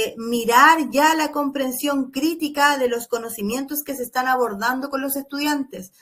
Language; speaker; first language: Spanish; native; Spanish